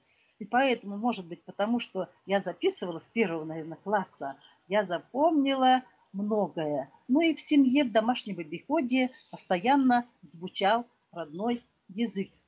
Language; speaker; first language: Russian; non-native, local second language; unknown